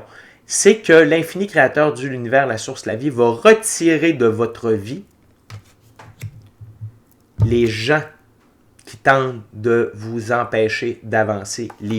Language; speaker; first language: French; native; French